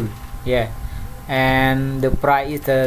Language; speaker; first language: English; non-native, learner; Khmer